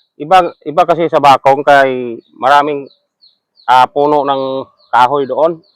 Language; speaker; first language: Filipino; non-native, local second language; Cebuano